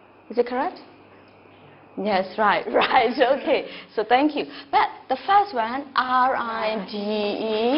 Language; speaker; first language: English; non-native, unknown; Burmese